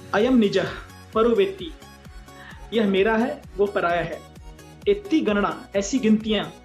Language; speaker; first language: Hindi; native; Hindi